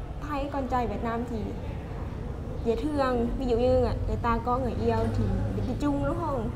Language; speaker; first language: Vietnamese; non-native, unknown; Lao